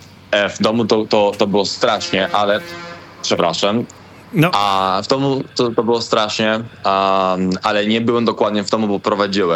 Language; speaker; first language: Polish; non-native, learner; Spanish